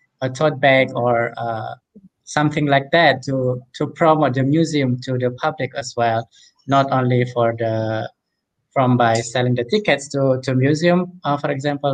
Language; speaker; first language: English; non-native, fluent; Indonesian